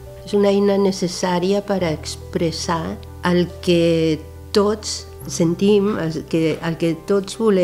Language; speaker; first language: Catalan; non-native, fluent; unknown